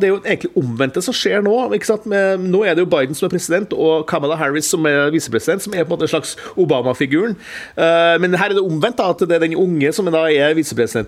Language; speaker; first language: Norwegian; native; Norwegian